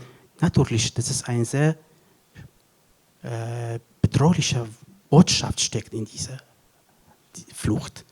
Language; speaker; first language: German; non-native, fluent; Kurdish